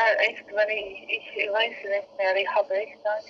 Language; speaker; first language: German; non-native, learner; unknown